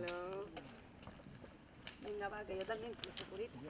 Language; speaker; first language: Spanish; native; Spanish